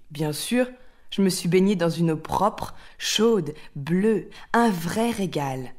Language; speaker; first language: French; native; French